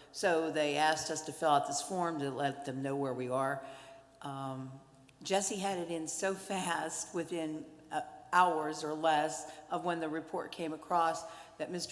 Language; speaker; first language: English; native; English